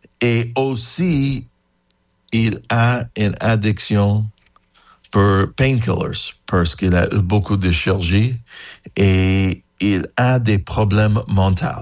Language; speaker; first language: French; non-native, learner; English